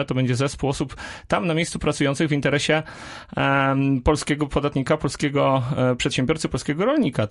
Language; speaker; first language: Polish; native; Polish